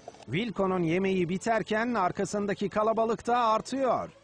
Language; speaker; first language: Turkish; native; Turkish